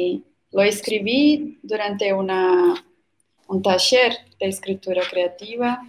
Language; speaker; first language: Spanish; non-native, fluent; Portuguese